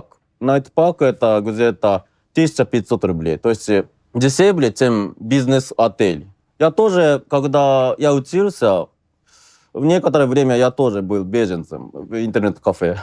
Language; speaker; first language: Russian; non-native, fluent; Japanese